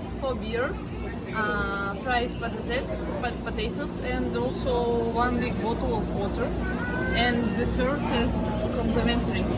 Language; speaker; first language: English; non-native, fluent; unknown